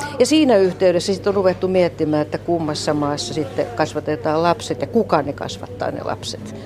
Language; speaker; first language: Finnish; native; Finnish